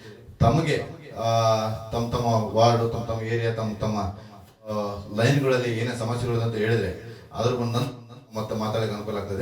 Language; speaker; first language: Kannada; native; Kannada